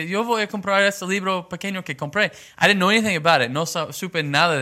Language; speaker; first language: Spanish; non-native, learner; English